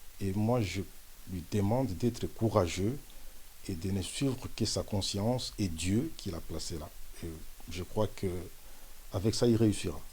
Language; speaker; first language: French; non-native, local second language; Lingala